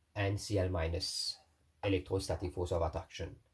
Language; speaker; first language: English; non-native, local second language; Morisyen